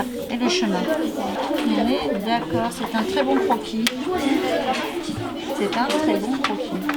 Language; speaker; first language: French; native; French